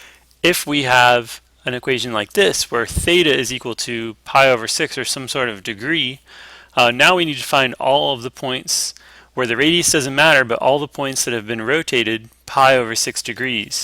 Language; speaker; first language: English; native; English